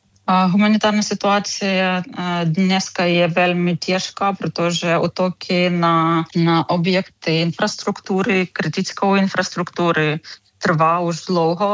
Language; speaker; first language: Czech; non-native, fluent; Ukrainian